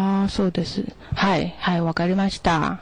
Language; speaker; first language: Japanese; non-native, learner; Chinese